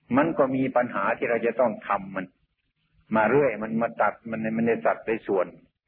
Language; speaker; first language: Thai; native; Thai